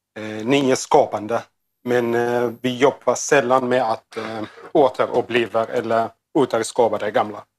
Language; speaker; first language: Swedish; non-native, learner; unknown